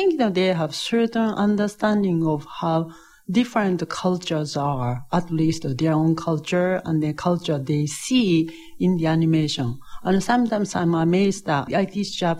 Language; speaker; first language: English; non-native, fluent; Japanese